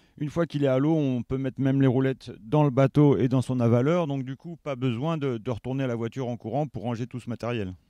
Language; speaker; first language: French; native; French